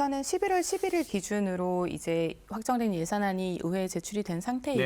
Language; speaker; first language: Korean; native; Korean